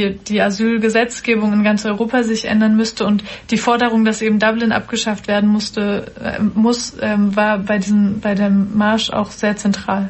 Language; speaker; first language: German; native; German